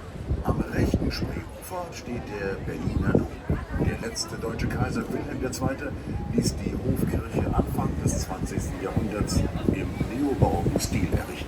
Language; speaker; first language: German; native; German